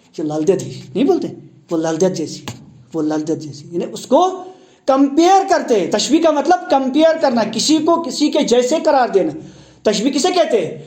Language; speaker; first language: Urdu; non-native, local second language; Kashmiri